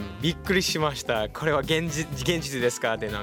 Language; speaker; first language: Japanese; non-native, fluent; English